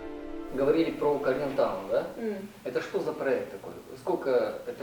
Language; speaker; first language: Russian; non-native, learner; Korean